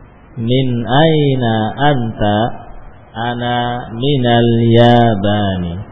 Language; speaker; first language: Arabic; non-native, fluent; Indonesian